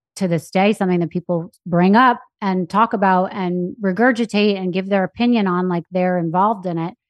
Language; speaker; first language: English; native; English